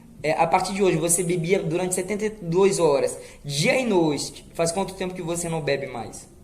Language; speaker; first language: Portuguese; native; Portuguese